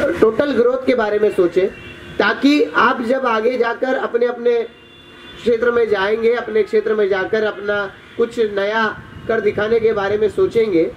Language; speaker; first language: Hindi; non-native, local second language; Marathi